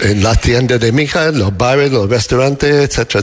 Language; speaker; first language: Spanish; non-native, learner; English